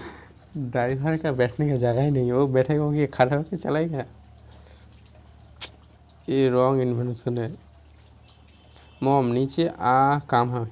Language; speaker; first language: Hindi; non-native, local second language; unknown